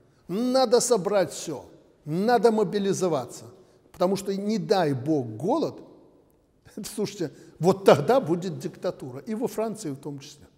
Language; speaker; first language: Russian; native; Russian